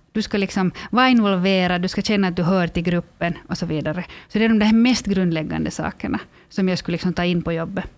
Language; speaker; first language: Swedish; native; Swedish